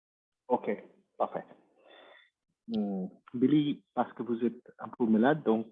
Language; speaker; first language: French; non-native, learner; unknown